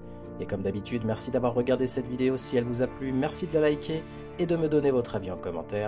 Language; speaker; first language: French; native; French